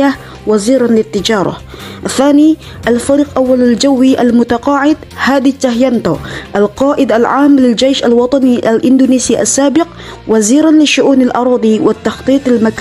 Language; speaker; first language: Arabic; non-native, learner; Indonesian